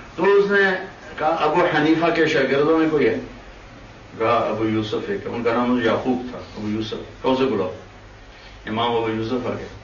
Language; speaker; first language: Urdu; non-native, local second language; Punjabi